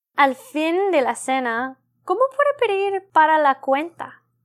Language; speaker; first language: Spanish; non-native, learner; English